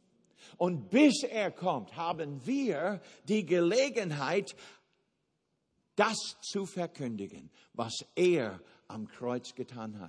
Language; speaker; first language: German; non-native, fluent; English